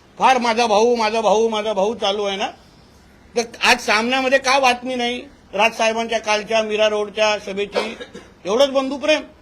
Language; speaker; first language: Marathi; native; Marathi